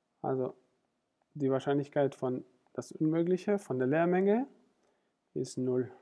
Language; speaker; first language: German; non-native, fluent; Spanish